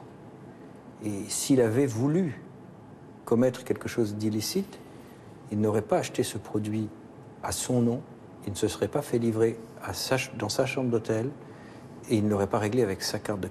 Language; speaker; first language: French; native; French